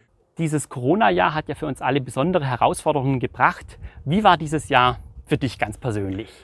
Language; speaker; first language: German; native; German